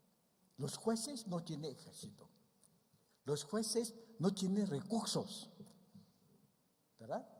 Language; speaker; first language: Spanish; non-native, fluent; Vietnamese